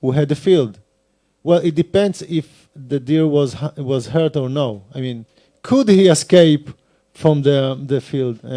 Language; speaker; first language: English; non-native, fluent; Hebrew